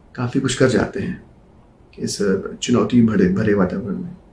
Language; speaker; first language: Hindi; native; Hindi